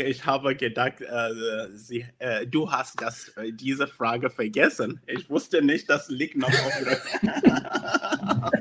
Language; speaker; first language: German; non-native, learner; English